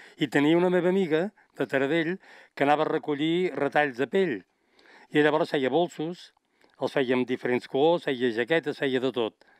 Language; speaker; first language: Catalan; native; Catalan